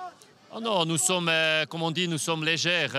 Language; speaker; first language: French; non-native, local second language; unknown